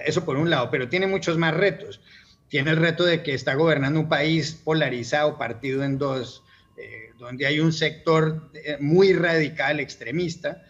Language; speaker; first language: Spanish; native; Spanish